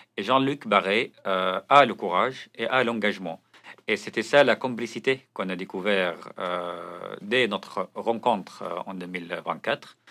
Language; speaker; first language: French; non-native, fluent; Arabic